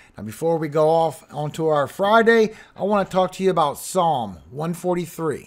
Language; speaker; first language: English; native; English